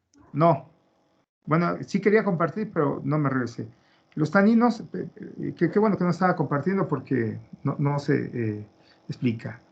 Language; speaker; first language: Spanish; native; Spanish